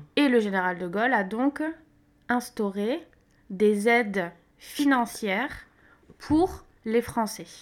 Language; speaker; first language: French; native; French